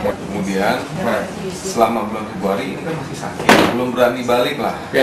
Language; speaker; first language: Indonesian; native; Indonesian